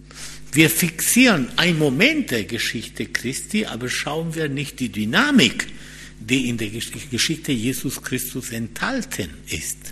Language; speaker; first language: German; non-native, fluent; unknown